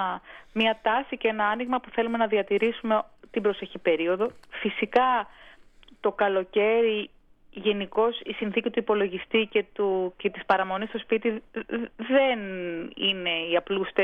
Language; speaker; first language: Greek; native; Greek